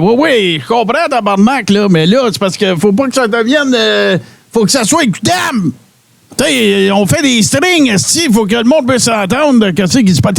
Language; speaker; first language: French; native; French